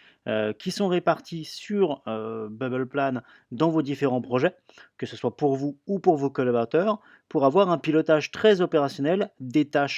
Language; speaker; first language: French; native; French